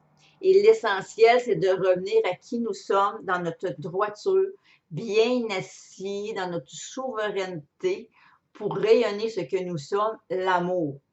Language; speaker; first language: French; native; French